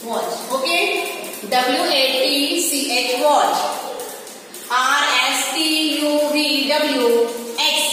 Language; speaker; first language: English; non-native, local second language; Marathi